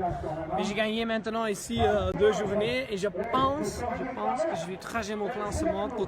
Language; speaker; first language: French; non-native, learner; Dutch